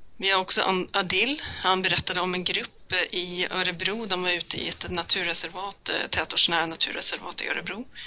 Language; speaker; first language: Swedish; native; Swedish